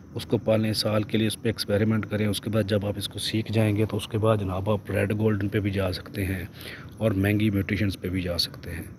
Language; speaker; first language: Urdu; non-native, local second language; Punjabi